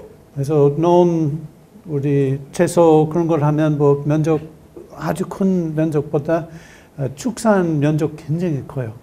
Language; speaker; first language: Korean; non-native, learner; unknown